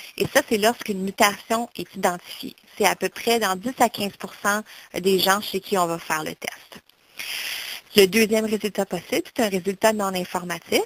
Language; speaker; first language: French; native; French